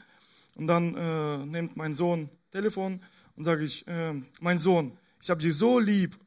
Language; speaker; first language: German; non-native, fluent; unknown